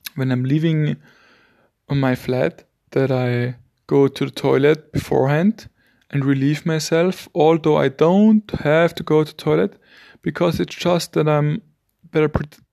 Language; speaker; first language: English; non-native, fluent; German